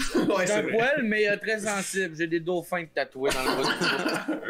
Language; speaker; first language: French; native; French